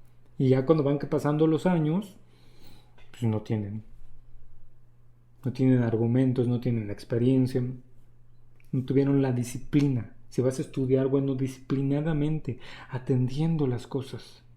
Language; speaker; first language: Spanish; native; Spanish